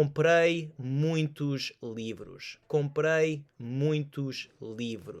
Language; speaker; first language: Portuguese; non-native, fluent; English